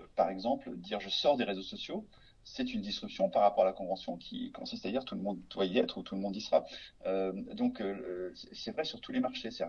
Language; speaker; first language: French; native; French